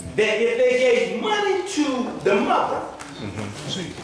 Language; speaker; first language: English; native; English